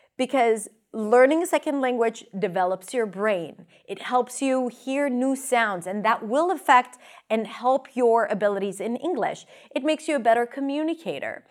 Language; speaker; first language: English; non-native, fluent; Hebrew